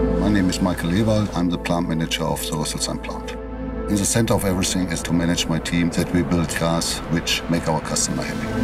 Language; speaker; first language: English; non-native, fluent; German